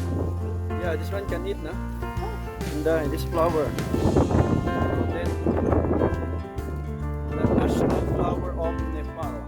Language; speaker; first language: English; non-native, learner; Thai